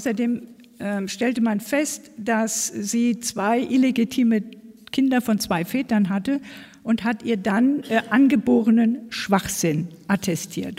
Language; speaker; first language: German; native; German